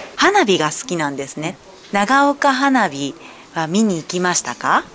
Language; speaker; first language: Japanese; native; Japanese